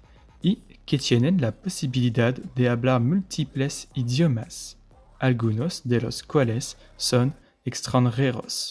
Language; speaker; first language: Spanish; non-native, learner; French